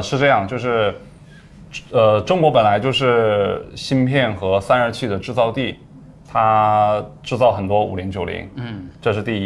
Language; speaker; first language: Chinese; native; Chinese